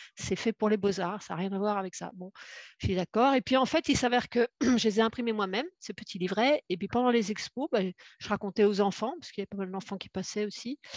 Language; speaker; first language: French; native; French